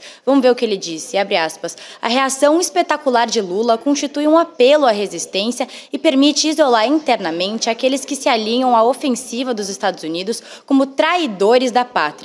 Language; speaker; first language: Portuguese; native; Portuguese